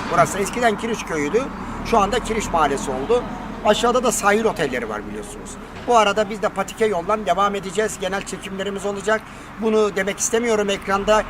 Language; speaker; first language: Turkish; native; Turkish